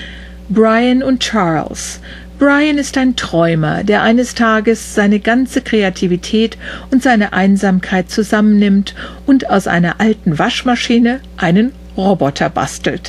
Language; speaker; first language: German; native; German